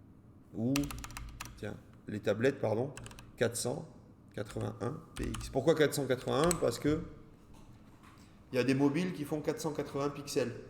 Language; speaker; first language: French; native; French